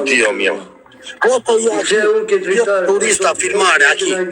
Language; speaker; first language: Italian; non-native, learner; Albanian